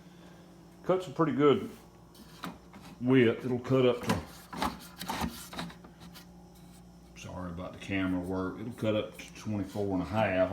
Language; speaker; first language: English; native; English